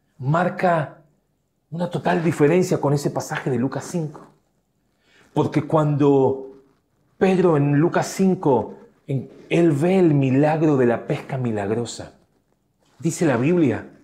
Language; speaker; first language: Spanish; native; Spanish